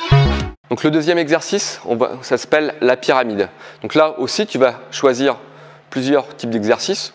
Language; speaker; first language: French; native; French